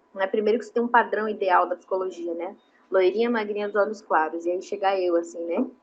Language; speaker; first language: Portuguese; non-native, local second language; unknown